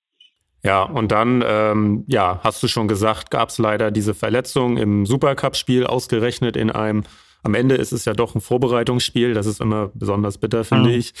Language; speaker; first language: German; native; German